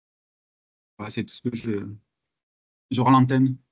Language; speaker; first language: French; native; French